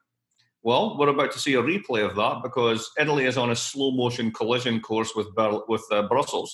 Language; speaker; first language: English; native; English